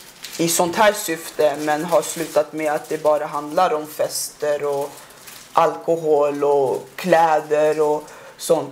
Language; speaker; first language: Swedish; early bilingual, other home language; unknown